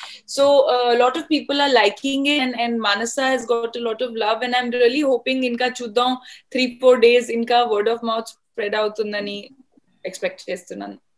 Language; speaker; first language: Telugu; non-native, fluent; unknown